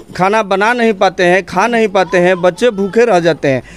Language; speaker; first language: Hindi; native; Hindi